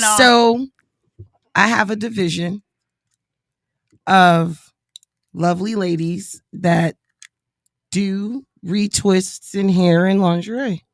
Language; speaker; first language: English; native; English